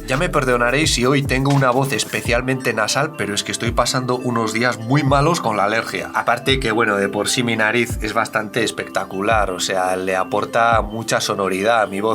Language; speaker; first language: Spanish; native; Spanish